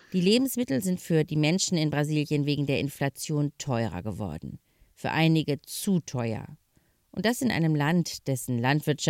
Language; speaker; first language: German; native; German